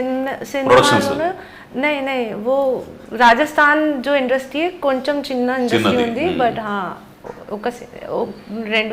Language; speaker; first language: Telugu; non-native, learner; Hindi